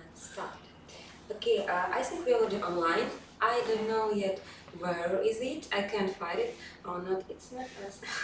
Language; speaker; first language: English; non-native, fluent; Russian